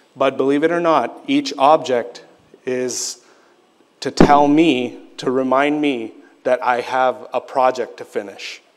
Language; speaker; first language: English; native; English